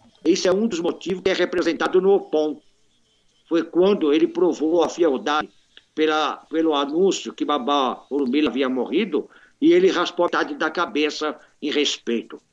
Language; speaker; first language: Portuguese; native; Portuguese